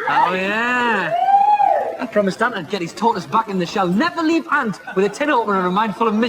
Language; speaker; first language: English; native; English